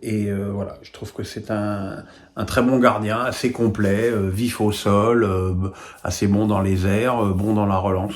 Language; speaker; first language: French; native; French